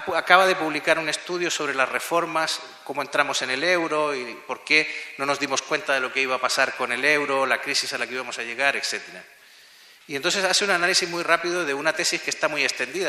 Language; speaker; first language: Spanish; native; Spanish